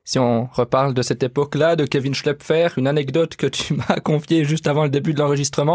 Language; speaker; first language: French; native; French